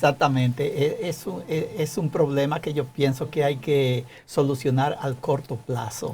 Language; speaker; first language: Spanish; native; Spanish